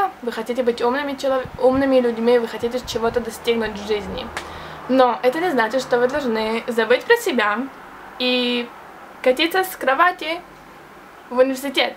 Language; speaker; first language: Russian; early bilingual, heritage; Russian